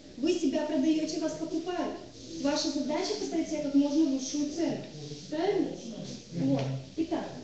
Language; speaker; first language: Russian; native; Russian